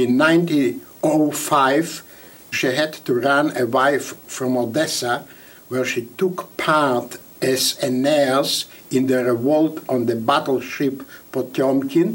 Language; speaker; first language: English; non-native, fluent; Yiddish